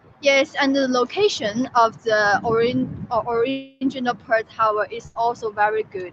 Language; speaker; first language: English; non-native, fluent; Chinese